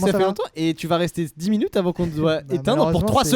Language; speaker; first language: French; native; French